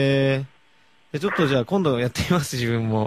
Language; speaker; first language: Japanese; native; Japanese